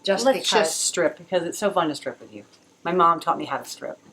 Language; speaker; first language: English; native; English